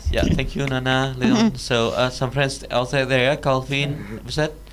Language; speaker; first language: English; non-native, learner; Indonesian